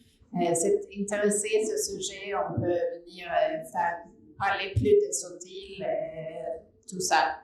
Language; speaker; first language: French; non-native, fluent; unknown